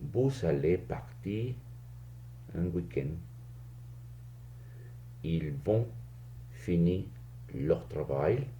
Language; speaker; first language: French; non-native, fluent; Spanish